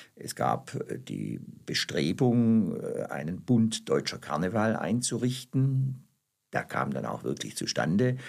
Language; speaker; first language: German; native; German